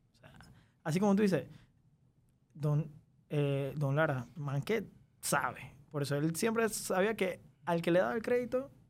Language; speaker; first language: Spanish; early bilingual, other home language; Chinese